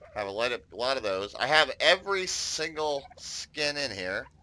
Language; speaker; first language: English; native; English